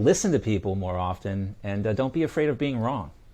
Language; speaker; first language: English; native; English